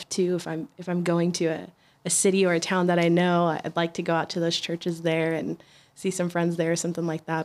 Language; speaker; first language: English; native; English